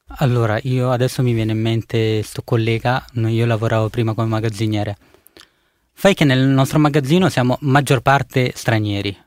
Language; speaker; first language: Italian; early bilingual, other home language; Punjabi